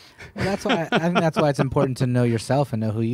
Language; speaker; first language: English; native; English